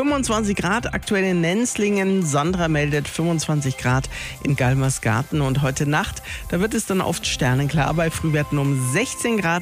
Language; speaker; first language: German; native; German